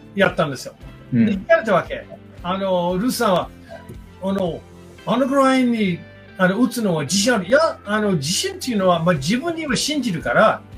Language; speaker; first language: Japanese; non-native, fluent; English